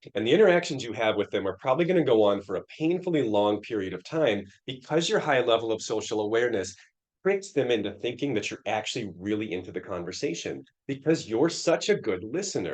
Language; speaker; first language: English; native; English